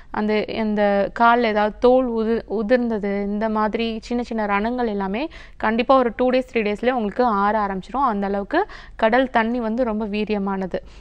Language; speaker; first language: Tamil; native; Tamil